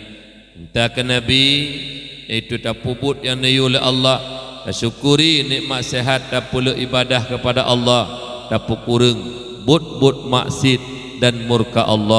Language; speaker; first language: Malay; non-native, local second language; Achinese